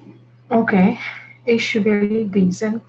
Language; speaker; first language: German; non-native, learner; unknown